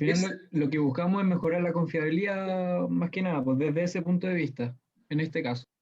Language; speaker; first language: Spanish; native; Spanish